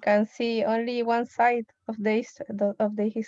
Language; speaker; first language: English; non-native, learner; Spanish